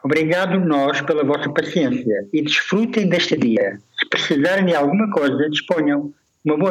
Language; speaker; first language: Portuguese; native; Portuguese